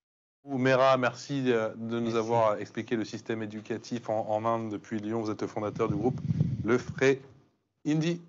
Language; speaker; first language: French; native; French